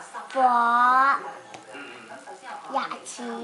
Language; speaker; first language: Chinese; non-native, local second language; Cantonese